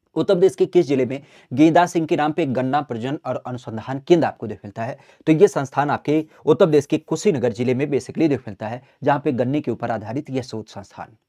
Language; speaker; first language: Hindi; native; Hindi